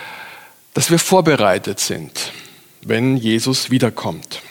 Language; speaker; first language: German; native; German